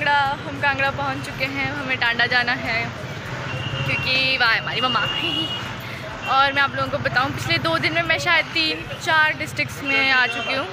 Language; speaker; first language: Hindi; native; Hindi